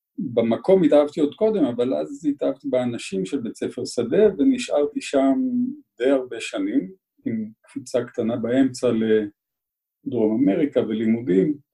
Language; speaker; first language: Hebrew; native; Hebrew